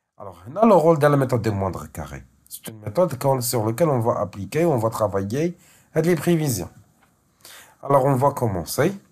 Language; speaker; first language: French; non-native, local second language; Arabic